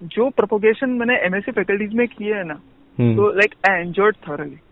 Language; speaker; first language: Hindi; non-native, local second language; Gujarati